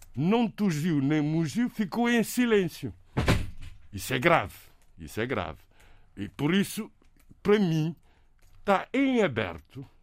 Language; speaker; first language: Portuguese; non-native, local second language; Kabuverdianu